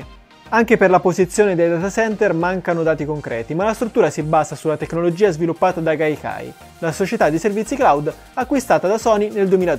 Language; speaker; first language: Italian; native; Italian